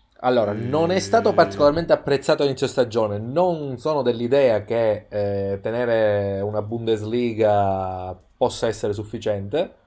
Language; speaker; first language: Italian; native; Italian